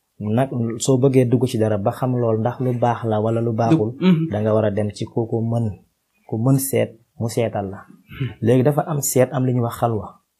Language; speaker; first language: Wolof; non-native, local second language; Fula